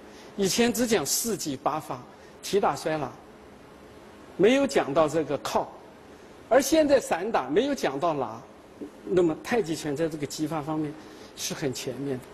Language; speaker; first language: Chinese; native; Chinese